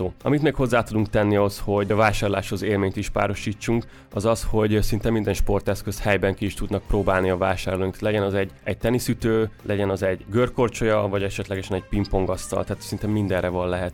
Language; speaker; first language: Hungarian; native; Hungarian